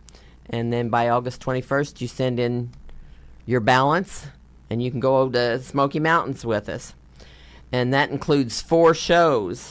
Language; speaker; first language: English; native; English